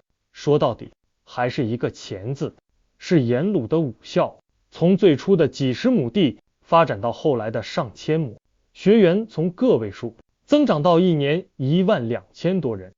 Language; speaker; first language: Chinese; native; Chinese